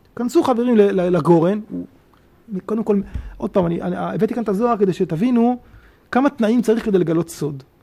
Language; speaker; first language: Hebrew; native; Hebrew